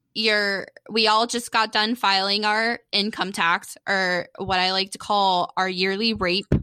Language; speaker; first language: English; native; English